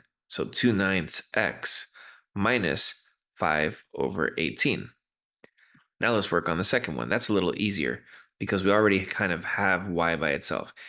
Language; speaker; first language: English; native; English